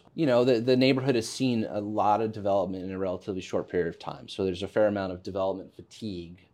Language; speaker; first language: English; native; English